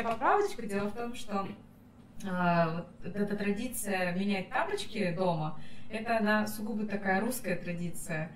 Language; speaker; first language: Russian; native; Russian